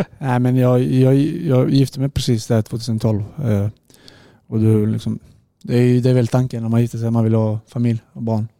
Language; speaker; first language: Swedish; non-native, fluent; Serbian